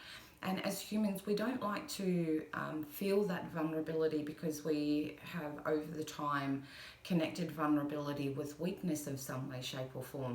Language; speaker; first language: English; native; English